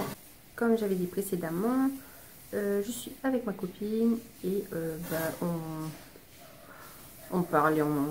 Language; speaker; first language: French; native; French